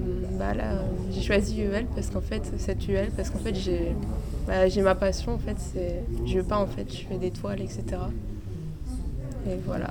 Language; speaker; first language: French; native; French